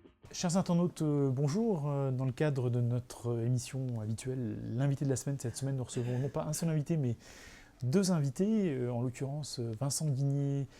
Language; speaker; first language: French; native; French